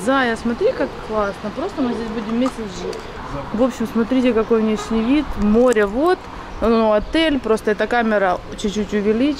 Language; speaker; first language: Russian; native; Russian